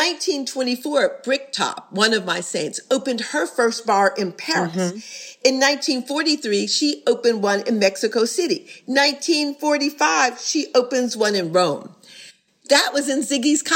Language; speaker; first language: English; native; English